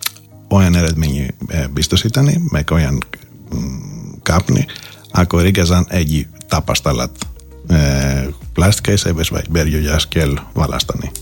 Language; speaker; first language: Hungarian; non-native, fluent; Greek